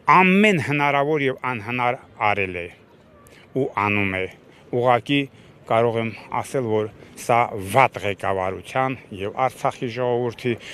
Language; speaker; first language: Armenian; native; Armenian